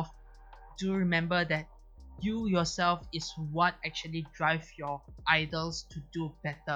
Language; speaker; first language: English; non-native, local second language; Chinese